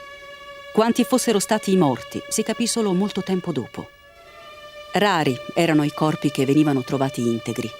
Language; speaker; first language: Italian; native; Italian